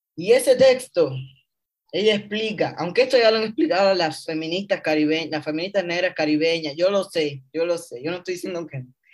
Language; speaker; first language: Spanish; native; Spanish